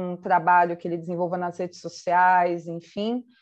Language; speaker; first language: Portuguese; native; Portuguese